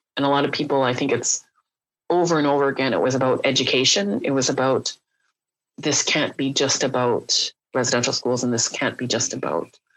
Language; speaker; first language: English; native; English